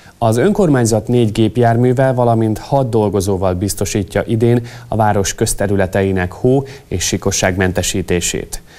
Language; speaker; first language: Hungarian; native; Hungarian